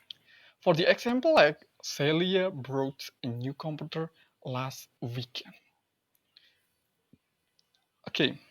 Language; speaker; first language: English; non-native, learner; Indonesian